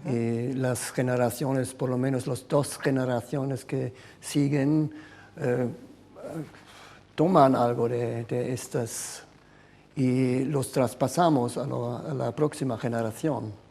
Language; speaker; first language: Spanish; non-native, fluent; German